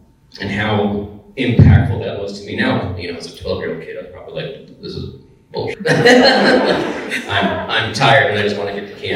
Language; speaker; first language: English; native; English